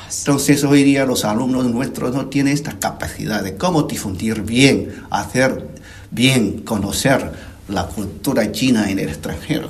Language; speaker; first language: Spanish; non-native, fluent; Chinese